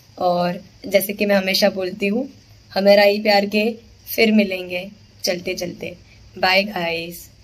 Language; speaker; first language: Hindi; non-native, local second language; Gujarati